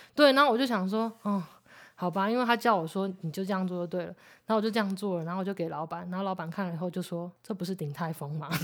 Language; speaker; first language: Chinese; native; Chinese